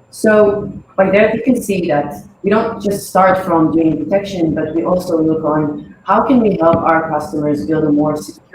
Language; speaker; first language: English; non-native, fluent; Hebrew